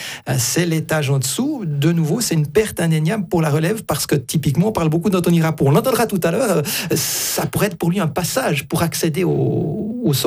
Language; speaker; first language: French; native; French